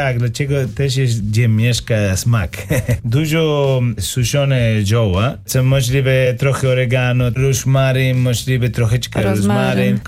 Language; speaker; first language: Polish; non-native, learner; Spanish